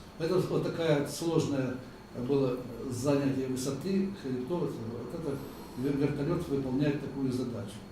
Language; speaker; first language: Russian; native; Russian